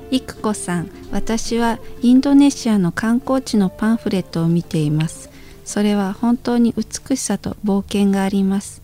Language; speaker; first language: Japanese; non-native, learner; Indonesian